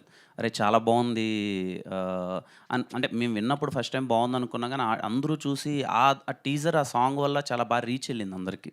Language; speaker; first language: Telugu; native; Telugu